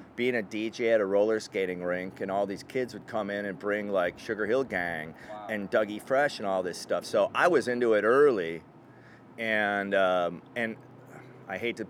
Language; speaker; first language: English; native; English